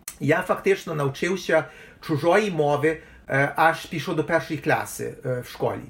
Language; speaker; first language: Ukrainian; early bilingual, heritage; Ukrainian